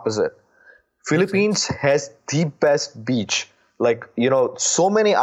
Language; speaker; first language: English; non-native, local second language; Gujarati